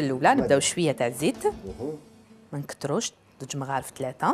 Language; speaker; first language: Arabic; native; Arabic